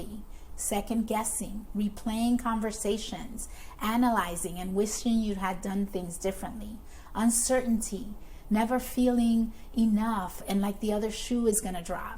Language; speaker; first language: English; native; English